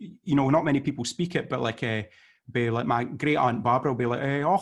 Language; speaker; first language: English; native; English